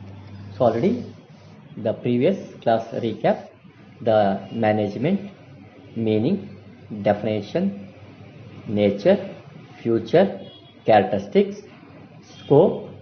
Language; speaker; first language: English; non-native, local second language; Kannada